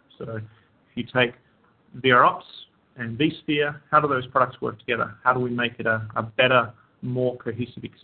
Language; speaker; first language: English; native; English